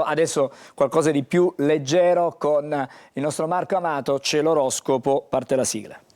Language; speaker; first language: Italian; native; Italian